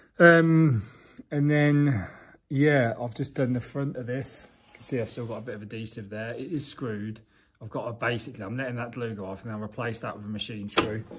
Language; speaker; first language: English; native; English